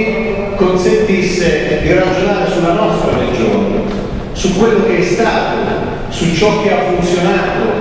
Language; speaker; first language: Italian; native; Italian